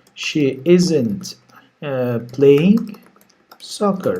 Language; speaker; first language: English; non-native, fluent; Turkish